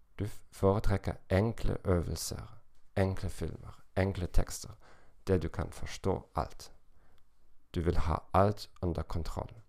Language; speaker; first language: Norwegian; non-native, learner; German